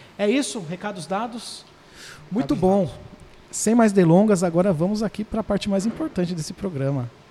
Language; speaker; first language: Portuguese; native; Portuguese